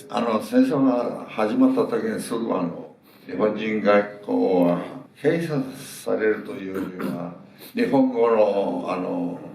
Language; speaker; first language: Japanese; early bilingual, heritage; Japanese